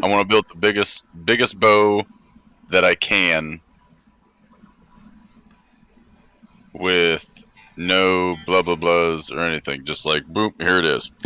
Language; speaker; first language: English; native; English